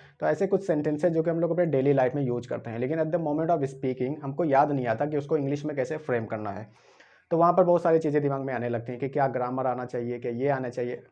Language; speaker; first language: Hindi; native; Hindi